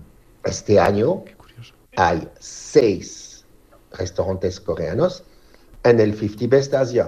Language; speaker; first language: Spanish; non-native, learner; French